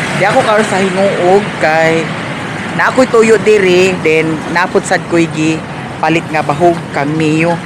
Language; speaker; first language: Cebuano; native; Cebuano